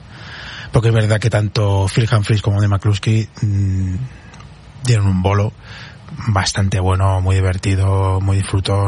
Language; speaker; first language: Spanish; native; Spanish